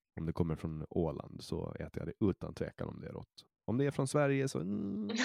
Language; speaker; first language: Swedish; native; Swedish